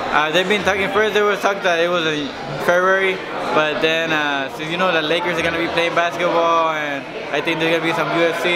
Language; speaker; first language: English; early bilingual, other home language; Spanish